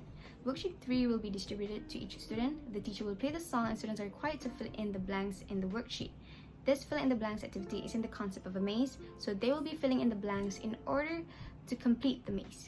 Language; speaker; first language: English; non-native, local second language; Malay